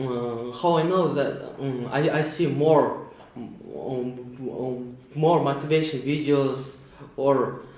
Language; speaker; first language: English; non-native, learner; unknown